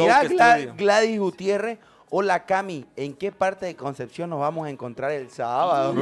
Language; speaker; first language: Spanish; native; Spanish